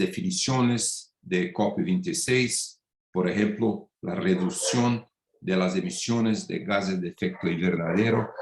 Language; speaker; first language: Spanish; non-native, fluent; Portuguese